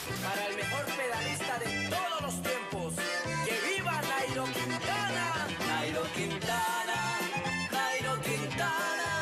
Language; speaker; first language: Spanish; native; Spanish